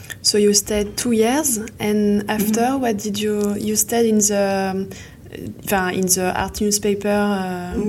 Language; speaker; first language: English; non-native, fluent; French